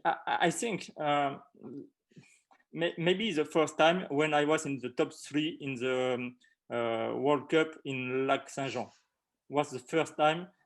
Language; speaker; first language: English; non-native, learner; French